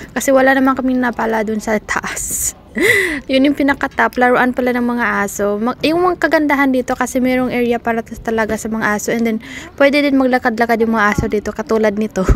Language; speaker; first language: Filipino; native; Filipino